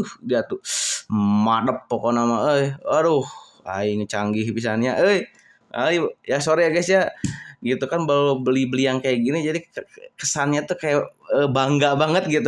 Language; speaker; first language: Indonesian; native; Indonesian